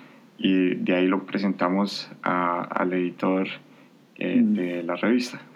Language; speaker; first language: Spanish; native; Spanish